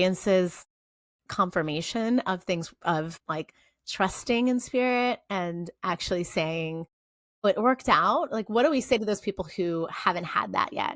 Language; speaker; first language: English; native; English